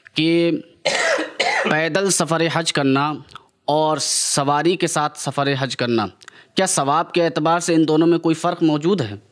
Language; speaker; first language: Hindi; native; Hindi